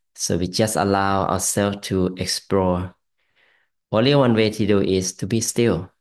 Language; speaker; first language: English; non-native, fluent; Thai